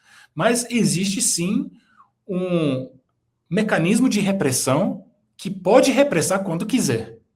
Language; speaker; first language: Portuguese; non-native, fluent; Turkish